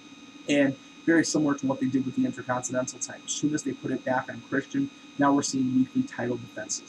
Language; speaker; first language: English; native; English